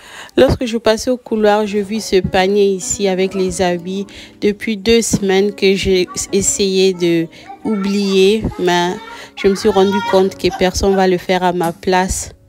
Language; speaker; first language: French; non-native, local second language; Lingala